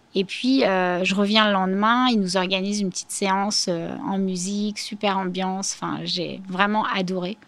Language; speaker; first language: French; native; French